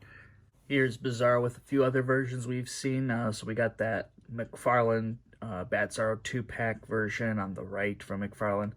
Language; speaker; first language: English; native; English